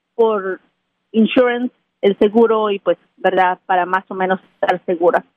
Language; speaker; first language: Spanish; native; Spanish